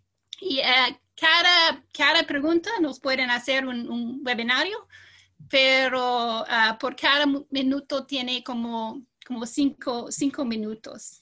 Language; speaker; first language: Spanish; non-native, fluent; English